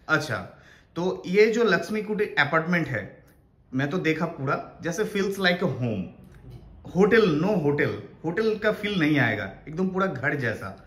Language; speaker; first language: Hindi; non-native, local second language; Bangla